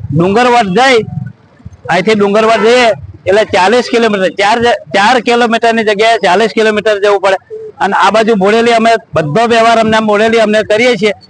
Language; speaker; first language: Gujarati; non-native, local second language; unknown